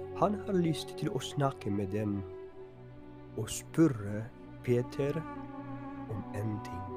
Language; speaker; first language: Norwegian; non-native, fluent; Polish